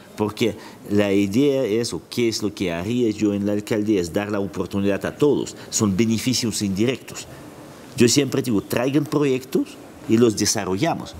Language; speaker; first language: Spanish; non-native, fluent; Russian